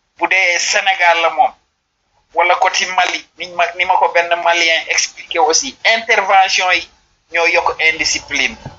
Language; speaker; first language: Wolof; non-native, local second language; Serer